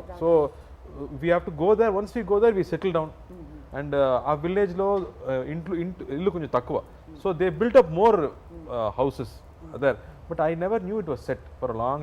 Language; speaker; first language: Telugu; non-native, fluent; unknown